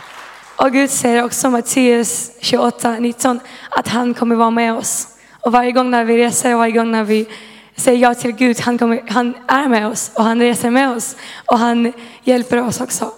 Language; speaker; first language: Swedish; non-native, fluent; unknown